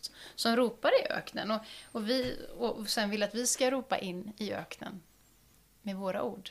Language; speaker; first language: Swedish; native; Swedish